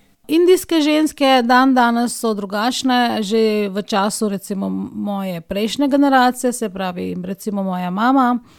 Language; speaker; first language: Slovenian; non-native, fluent; Hindi